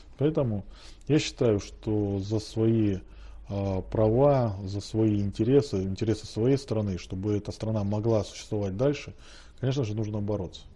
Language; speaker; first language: Russian; native; Russian